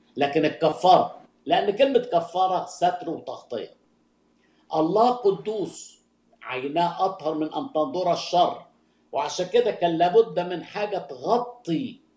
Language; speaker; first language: Arabic; native; Arabic